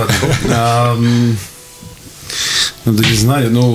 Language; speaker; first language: Russian; non-native, local second language; Latvian